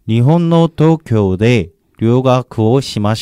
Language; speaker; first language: Japanese; non-native, learner; Korean